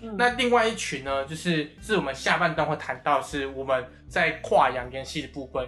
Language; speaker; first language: Chinese; native; Chinese